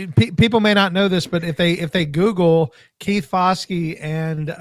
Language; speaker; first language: English; native; English